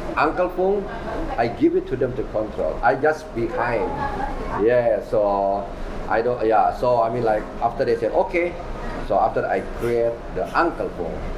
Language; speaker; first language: English; non-native, learner; Indonesian